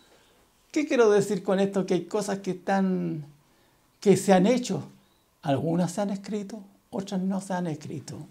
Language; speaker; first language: Spanish; native; Spanish